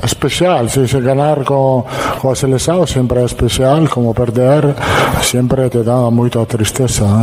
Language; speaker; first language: Portuguese; non-native, learner; Italian